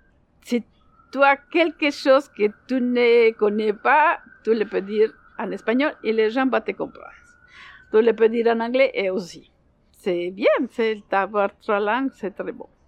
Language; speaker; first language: French; non-native, learner; Spanish